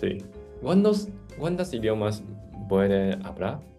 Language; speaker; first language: Spanish; non-native, fluent; Chinese